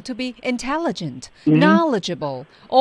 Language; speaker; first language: English; non-native, fluent; Chinese